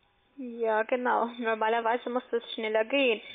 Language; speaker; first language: German; non-native, learner; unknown